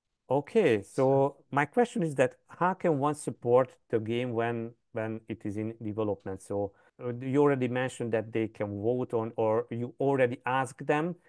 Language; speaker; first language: English; non-native, fluent; Hungarian